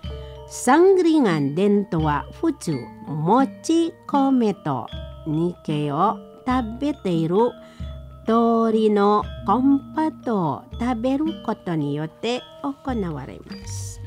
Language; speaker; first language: Japanese; non-native, learner; Indonesian